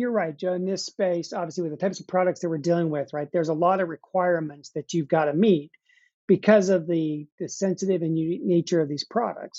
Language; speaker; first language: English; native; English